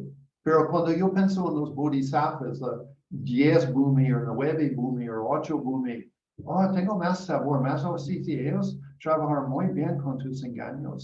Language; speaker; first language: Spanish; non-native, learner; English